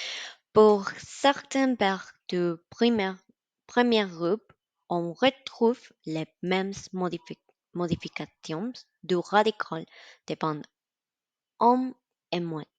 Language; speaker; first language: French; non-native, learner; Spanish